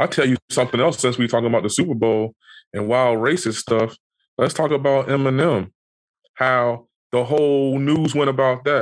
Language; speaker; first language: English; native; English